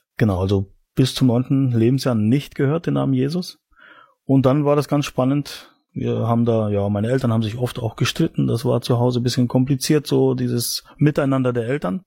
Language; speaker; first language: German; native; German